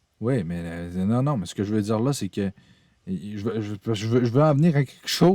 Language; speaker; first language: French; native; French